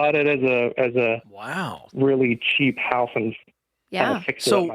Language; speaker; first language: English; native; English